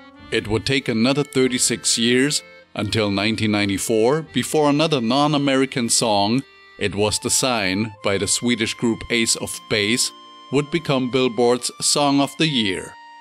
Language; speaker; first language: English; non-native, fluent; German